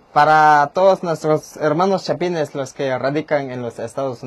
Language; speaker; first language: Spanish; non-native, local second language; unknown